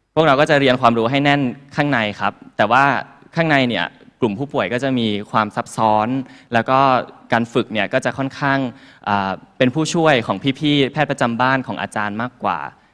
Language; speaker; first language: Thai; native; Thai